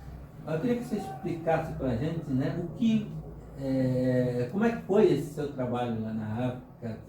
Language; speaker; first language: Portuguese; native; Portuguese